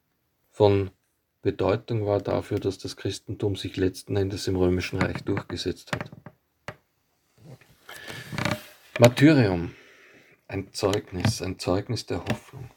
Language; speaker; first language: German; native; German